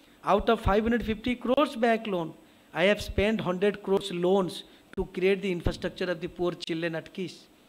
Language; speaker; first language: English; non-native, local second language; Odia